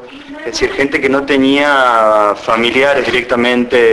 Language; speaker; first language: Spanish; native; Spanish